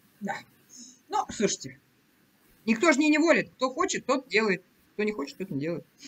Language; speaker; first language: Russian; non-native, local second language; Romanian